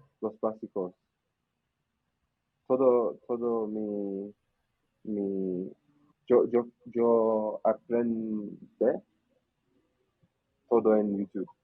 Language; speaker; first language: Spanish; non-native, learner; English